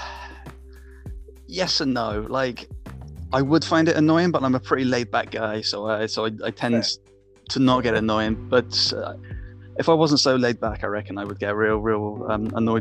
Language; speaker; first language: English; native; English